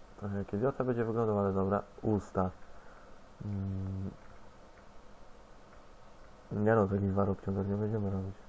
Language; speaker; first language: Polish; native; Polish